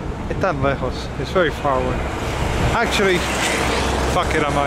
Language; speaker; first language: English; native; English